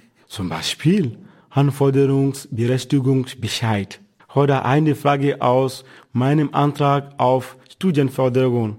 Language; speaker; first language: German; non-native, fluent; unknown